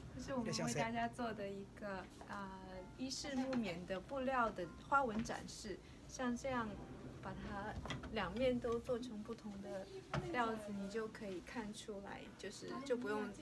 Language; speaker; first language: Chinese; native; Chinese